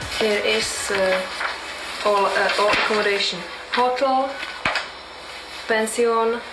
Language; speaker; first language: English; non-native, learner; Czech